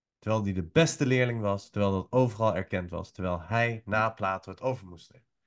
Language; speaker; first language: Dutch; early bilingual, other home language; Persian